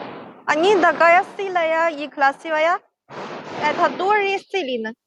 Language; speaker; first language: Russian; non-native, learner; Chinese